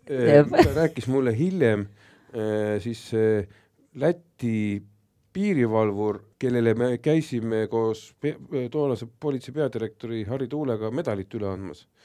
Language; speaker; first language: Estonian; native; Estonian